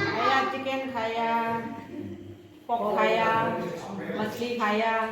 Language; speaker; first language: Hindi; non-native, local second language; Rongmei Naga